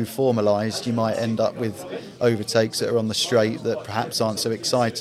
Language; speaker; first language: English; native; English